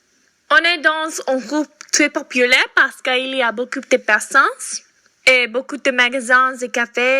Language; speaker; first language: French; non-native, learner; English